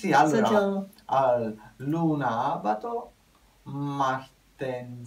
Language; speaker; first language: Italian; native; Italian